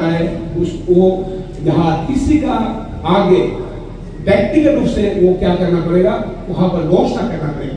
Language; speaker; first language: Hindi; non-native, local second language; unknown